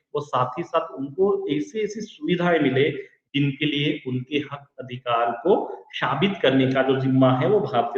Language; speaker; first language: Hindi; non-native, local second language; Marathi